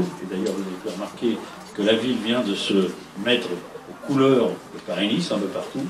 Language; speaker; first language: French; native; French